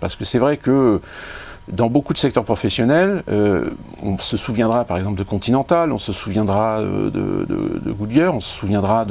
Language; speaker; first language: French; native; French